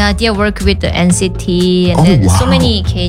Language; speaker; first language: English; non-native, learner; Korean